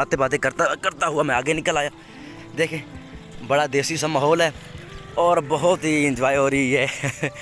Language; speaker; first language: Urdu; non-native, local second language; Saraiki